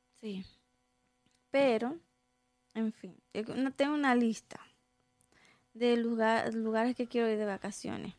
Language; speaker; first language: Spanish; native; Spanish